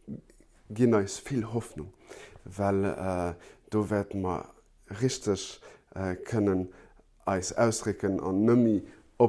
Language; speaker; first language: German; non-native, local second language; Luxembourgish